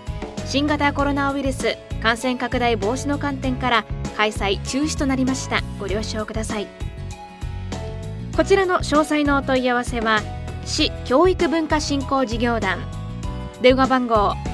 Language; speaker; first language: Japanese; native; Japanese